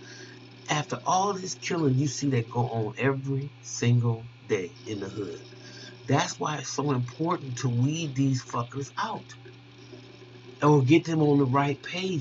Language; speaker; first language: English; native; English